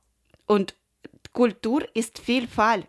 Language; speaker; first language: German; non-native, learner; Ukrainian